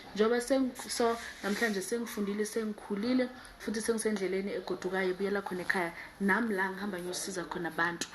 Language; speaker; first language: Zulu; native; Zulu